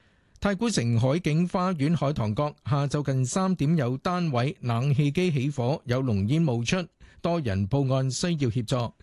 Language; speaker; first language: Cantonese; native; Cantonese